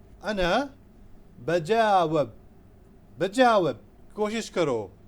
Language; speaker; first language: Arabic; non-native, fluent; Urdu